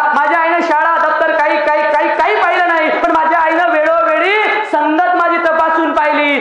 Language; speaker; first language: Marathi; non-native, local second language; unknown